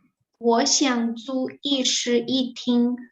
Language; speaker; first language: Chinese; non-native, learner; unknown